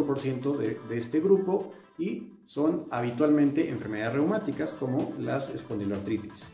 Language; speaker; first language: Spanish; native; Spanish